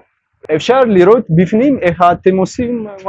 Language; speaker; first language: Hebrew; non-native, learner; Amharic